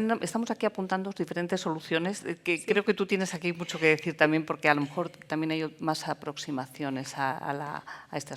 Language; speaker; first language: Spanish; native; Spanish